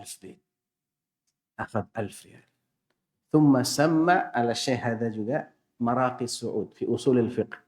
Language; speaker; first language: Arabic; non-native, fluent; Indonesian